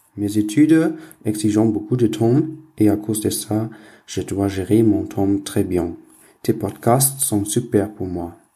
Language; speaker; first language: French; non-native, learner; German